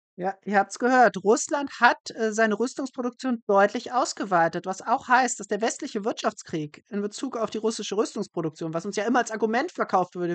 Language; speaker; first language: German; native; German